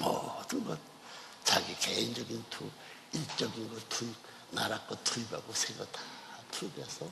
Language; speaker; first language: Korean; native; Korean